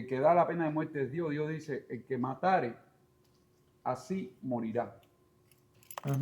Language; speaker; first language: Spanish; native; Spanish